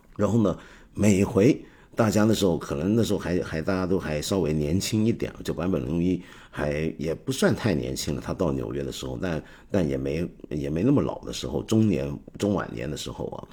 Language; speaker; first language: Chinese; non-native, fluent; Cantonese